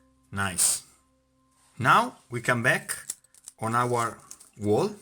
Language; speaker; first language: English; non-native, fluent; Italian